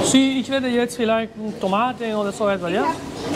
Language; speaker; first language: German; non-native, fluent; Spanish